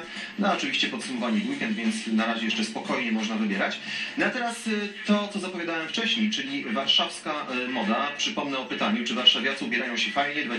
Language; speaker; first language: Polish; native; Polish